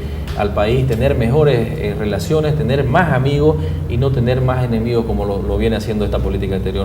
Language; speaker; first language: Spanish; native; Spanish